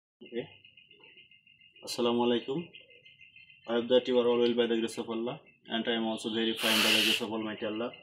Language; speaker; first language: English; non-native, learner; Bangla